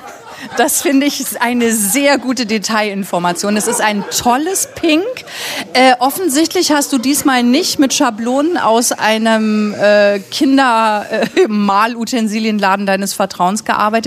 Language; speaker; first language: German; native; German